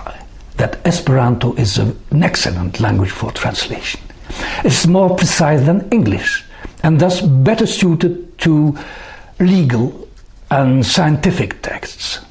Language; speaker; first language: English; non-native, fluent; French